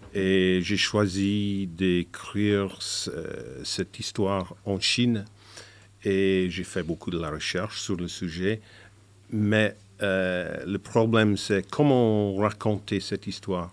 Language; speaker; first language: French; non-native, fluent; English